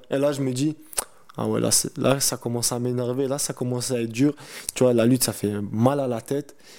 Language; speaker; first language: French; early bilingual, other home language; Chechen